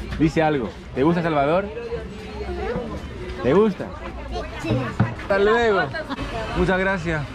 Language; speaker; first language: Spanish; non-native, learner; Greek